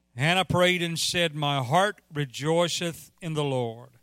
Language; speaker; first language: English; native; English